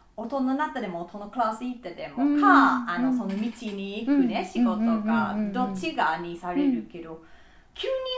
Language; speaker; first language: Japanese; non-native, learner; English